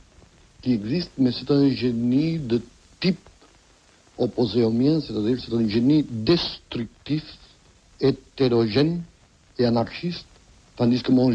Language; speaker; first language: French; non-native, fluent; Catalan